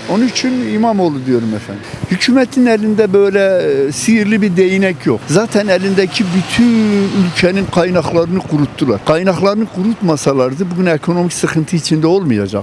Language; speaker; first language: Turkish; native; Turkish